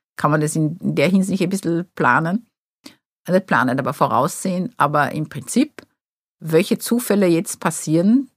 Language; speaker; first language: German; non-native, fluent; Portuguese